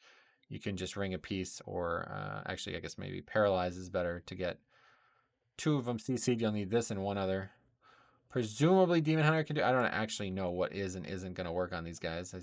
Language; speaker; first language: English; native; English